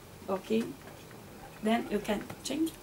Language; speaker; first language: English; non-native, learner; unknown